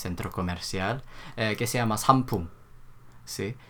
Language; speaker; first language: Spanish; non-native, learner; Korean